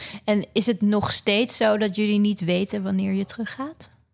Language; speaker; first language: Dutch; native; Dutch